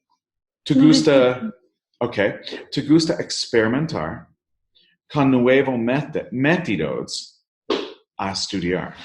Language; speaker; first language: Spanish; non-native, learner; English